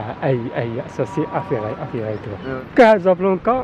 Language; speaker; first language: French; non-native, learner; Arabic